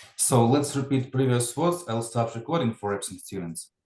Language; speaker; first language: English; non-native, fluent; Ukrainian